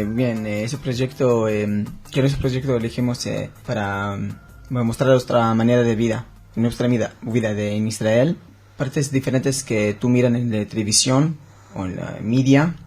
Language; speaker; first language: Spanish; non-native, learner; Hebrew